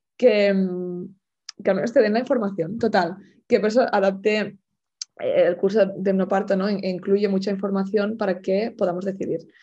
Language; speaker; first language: Spanish; native; Spanish